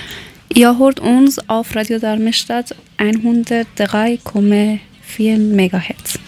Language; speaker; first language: German; non-native, learner; Persian